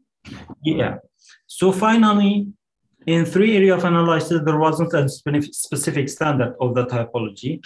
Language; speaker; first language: English; non-native, learner; Kurdish